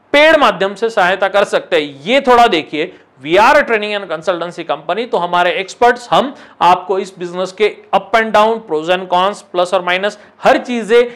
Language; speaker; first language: Hindi; non-native, local second language; Marathi